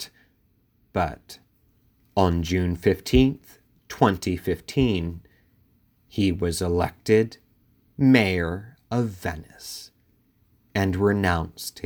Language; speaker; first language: English; native; English